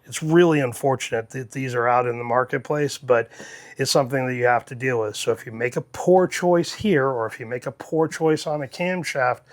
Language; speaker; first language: English; native; English